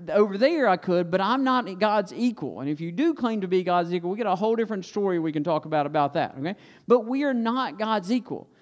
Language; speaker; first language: English; native; English